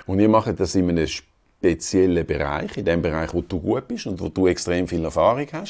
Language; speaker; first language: German; native; German